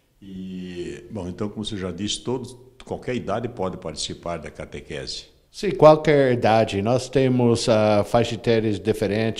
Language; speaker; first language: Portuguese; non-native, fluent; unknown